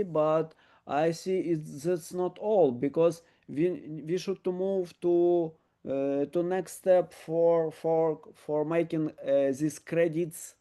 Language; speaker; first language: English; non-native, learner; Ukrainian